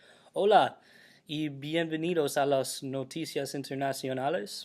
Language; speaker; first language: Spanish; non-native, learner; English